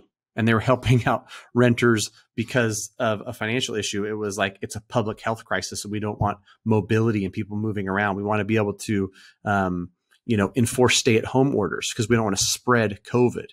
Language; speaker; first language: English; native; English